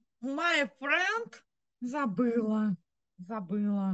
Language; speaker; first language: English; non-native, learner; Russian